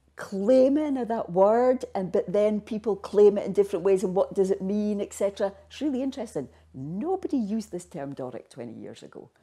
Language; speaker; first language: English; native; English